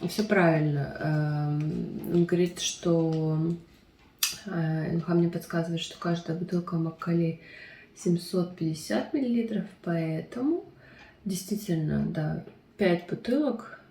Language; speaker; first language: Russian; non-native, fluent; Ukrainian